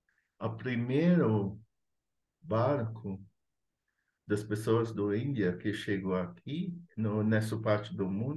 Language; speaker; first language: Portuguese; non-native, fluent; English